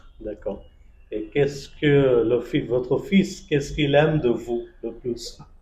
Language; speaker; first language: French; non-native, fluent; Bangla